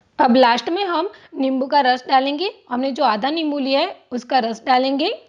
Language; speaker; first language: Hindi; non-native, local second language; Gujarati